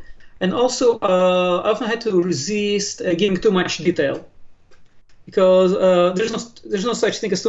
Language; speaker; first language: English; non-native, fluent; Hebrew